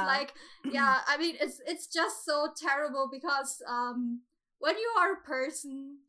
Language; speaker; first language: English; non-native, fluent; German